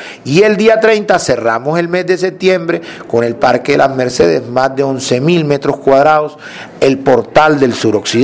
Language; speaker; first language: Spanish; native; Spanish